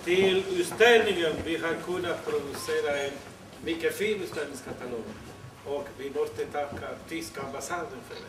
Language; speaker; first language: Swedish; non-native, fluent; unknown